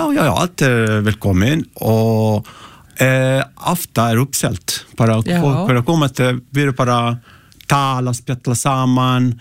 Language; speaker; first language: Icelandic; non-native, learner; Italian